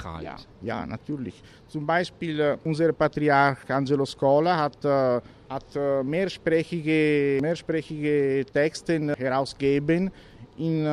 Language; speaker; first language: German; non-native, learner; Italian